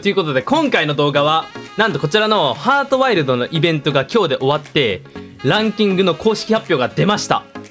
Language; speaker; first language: Japanese; early bilingual, heritage; Japanese